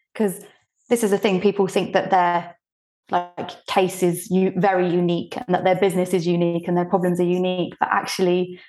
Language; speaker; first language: English; early bilingual, other home language; Bulgarian